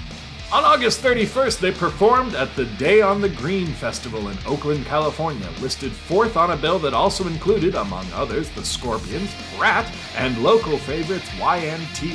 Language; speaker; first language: English; native; English